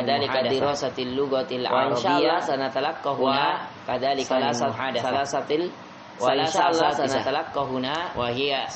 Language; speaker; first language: Arabic; non-native, fluent; Indonesian